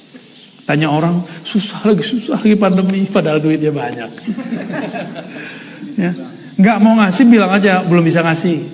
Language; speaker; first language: Indonesian; native; Indonesian